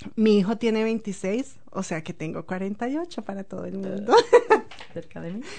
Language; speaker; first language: Spanish; native; Spanish